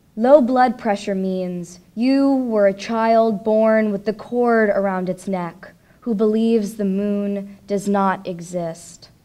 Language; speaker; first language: English; native; English